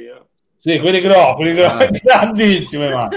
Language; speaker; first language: Italian; native; Italian